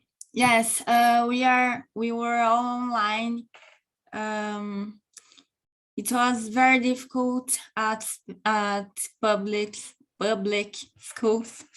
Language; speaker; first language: English; non-native, local second language; Portuguese